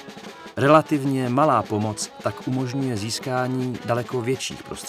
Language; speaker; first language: Czech; native; Czech